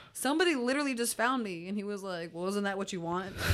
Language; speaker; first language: English; native; English